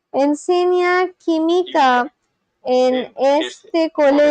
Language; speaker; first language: Spanish; non-native, learner; English